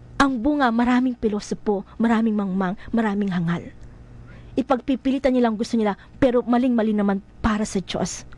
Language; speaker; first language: Filipino; native; Filipino